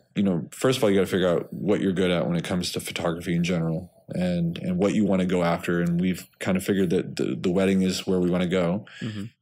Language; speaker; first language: English; native; English